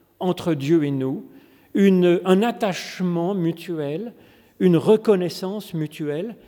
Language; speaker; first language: French; native; French